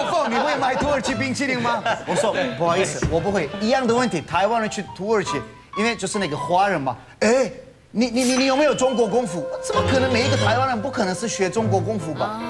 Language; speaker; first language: Chinese; non-native, fluent; Turkish